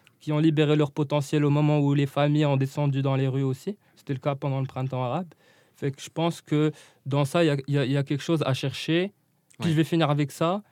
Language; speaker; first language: French; non-native, local second language; Arabic